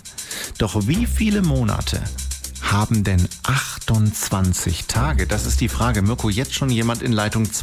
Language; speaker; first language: German; native; German